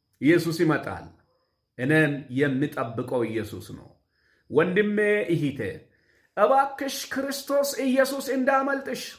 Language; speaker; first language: Amharic; non-native, local second language; Oromo